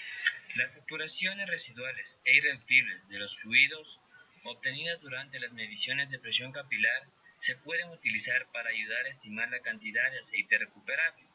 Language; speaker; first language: Spanish; native; Spanish